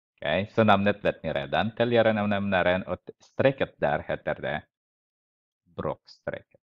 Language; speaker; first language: Swedish; non-native, fluent; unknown